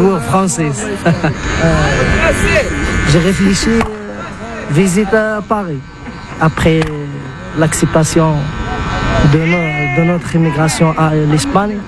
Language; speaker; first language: French; non-native, local second language; Arabic